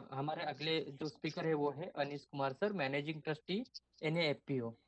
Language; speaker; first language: Hindi; non-native, local second language; Marathi